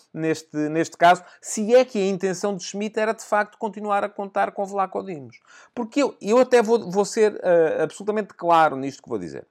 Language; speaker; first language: Portuguese; native; Portuguese